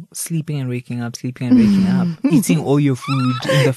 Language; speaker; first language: English; non-native, local second language; Zulu